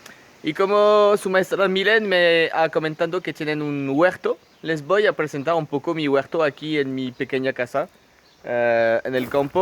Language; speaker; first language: Spanish; non-native, fluent; French